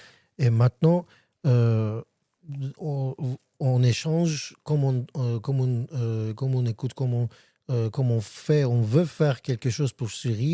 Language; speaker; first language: French; non-native, learner; Armenian